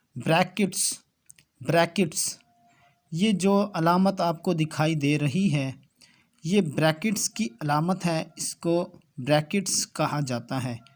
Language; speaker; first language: Urdu; native; Urdu